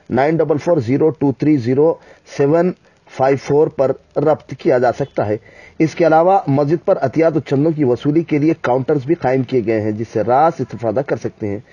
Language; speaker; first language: Urdu; native; Urdu